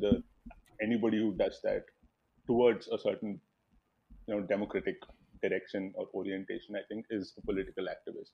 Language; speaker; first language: English; non-native, local second language; Telugu